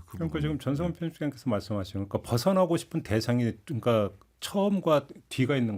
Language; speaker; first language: Korean; native; Korean